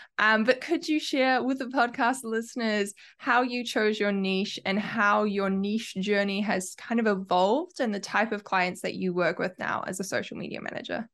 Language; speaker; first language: English; native; English